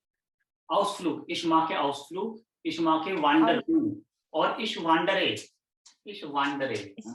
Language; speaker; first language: German; non-native, fluent; Hindi